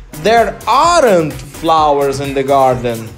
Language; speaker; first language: English; non-native, fluent; Portuguese